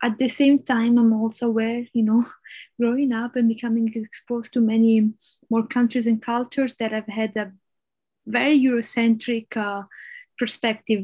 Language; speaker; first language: English; non-native, fluent; Italian